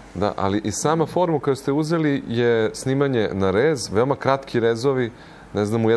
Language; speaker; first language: Croatian; native; Croatian